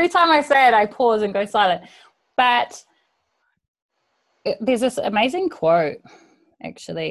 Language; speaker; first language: English; native; English